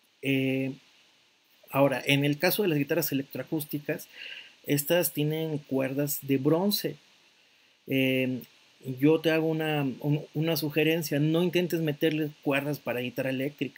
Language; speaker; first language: Spanish; native; Spanish